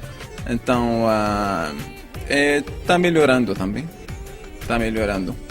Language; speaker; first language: Portuguese; non-native, fluent; Arabic